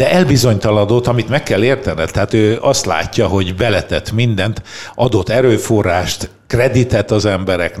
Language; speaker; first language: Hungarian; native; Hungarian